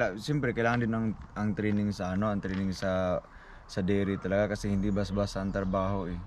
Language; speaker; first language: Filipino; native; Filipino